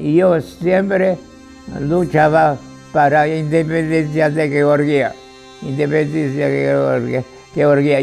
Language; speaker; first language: Spanish; non-native, fluent; Georgian